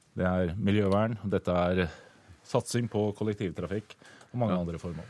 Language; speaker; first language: Norwegian; native; Norwegian